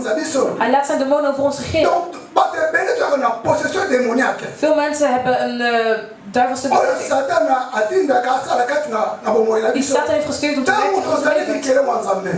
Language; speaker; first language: Dutch; non-native, fluent; Lingala